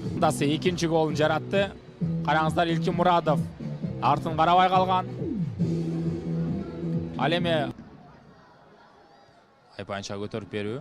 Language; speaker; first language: Kyrgyz; native; Kyrgyz